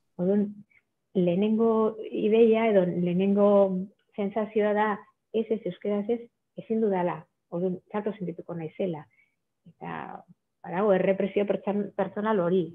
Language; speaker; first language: Basque; non-native, local second language; Spanish